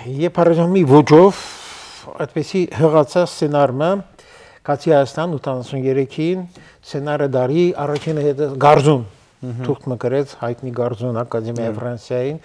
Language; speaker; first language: Armenian; early bilingual, heritage; Armenian